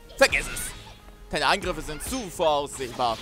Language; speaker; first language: German; native; German